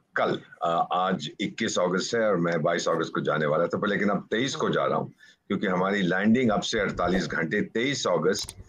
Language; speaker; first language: Hindi; native; Hindi